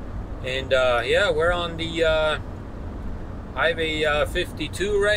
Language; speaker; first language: English; native; English